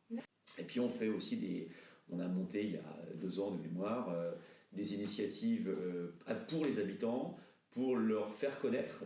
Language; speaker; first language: French; native; French